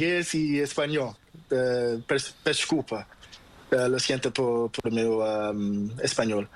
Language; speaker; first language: Spanish; non-native, learner; Portuguese